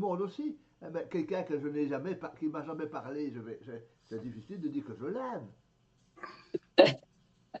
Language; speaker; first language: French; native; French